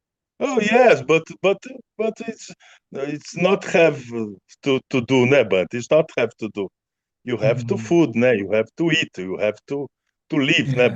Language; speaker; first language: English; non-native, learner; Portuguese